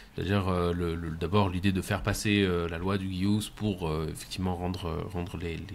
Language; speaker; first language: French; native; French